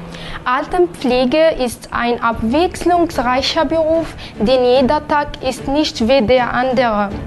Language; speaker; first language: German; non-native, learner; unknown